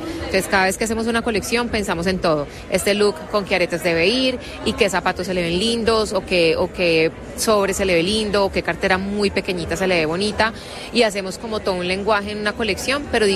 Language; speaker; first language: Spanish; native; Spanish